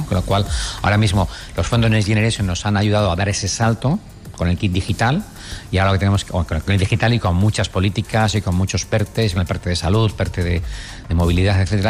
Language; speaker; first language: Spanish; native; Spanish